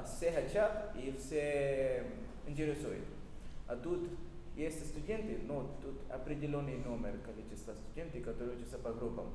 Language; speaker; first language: Russian; non-native, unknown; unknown